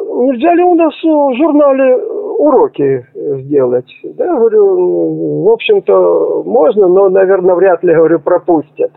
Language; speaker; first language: Russian; native; Russian